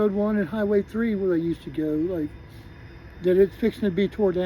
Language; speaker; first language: English; native; English